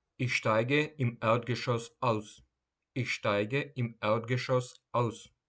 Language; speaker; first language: German; non-native, fluent; Ukrainian